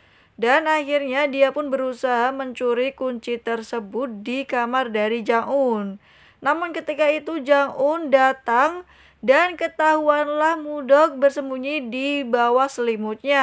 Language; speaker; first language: Indonesian; native; Indonesian